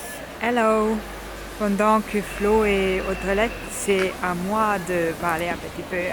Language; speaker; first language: French; non-native, learner; German